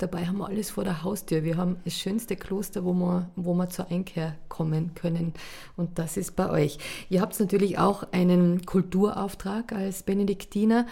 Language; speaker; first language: German; native; German